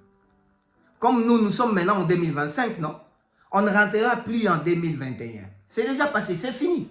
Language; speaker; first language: French; non-native, local second language; Lingala